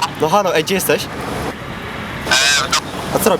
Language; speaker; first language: Polish; native; Polish